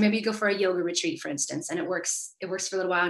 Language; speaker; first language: English; native; English